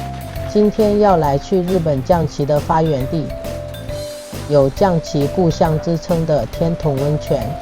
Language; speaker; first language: Chinese; native; Chinese